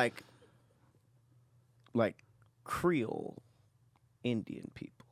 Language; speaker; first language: English; native; English